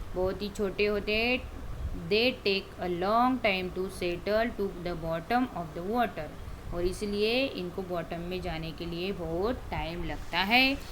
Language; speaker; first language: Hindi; non-native, local second language; Marathi